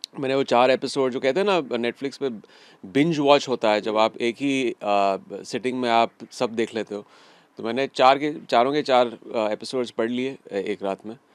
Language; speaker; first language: Hindi; native; Hindi